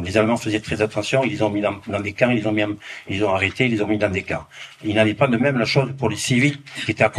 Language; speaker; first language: French; native; French